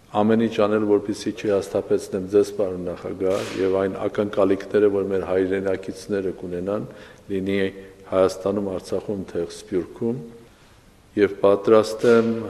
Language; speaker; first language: Armenian; native; Armenian